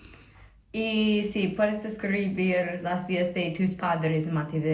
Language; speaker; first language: Spanish; non-native, fluent; English